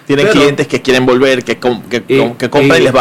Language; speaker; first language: Spanish; native; Spanish